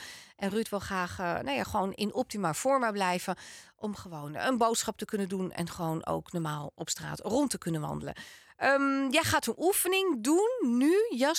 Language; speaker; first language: Dutch; native; Dutch